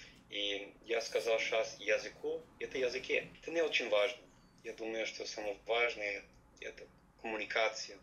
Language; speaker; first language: Russian; non-native, fluent; English